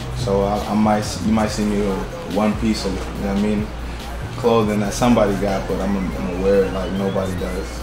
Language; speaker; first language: English; native; English